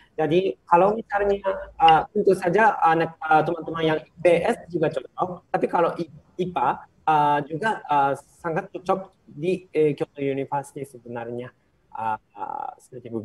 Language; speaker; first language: Indonesian; non-native, fluent; Japanese